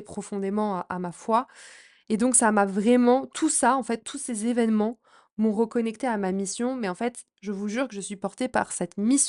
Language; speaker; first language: French; native; French